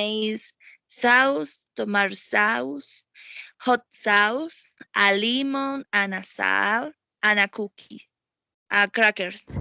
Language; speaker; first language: English; non-native, learner; Spanish